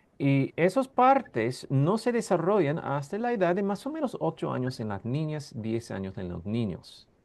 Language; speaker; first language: Spanish; non-native, fluent; English